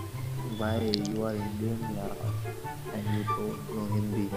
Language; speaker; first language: English; non-native, learner; Malayalam